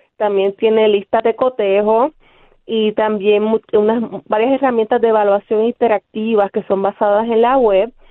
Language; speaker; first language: Spanish; native; Spanish